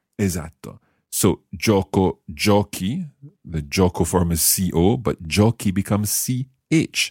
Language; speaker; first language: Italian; non-native, fluent; English